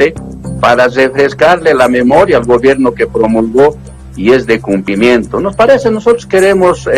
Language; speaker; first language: Spanish; native; Spanish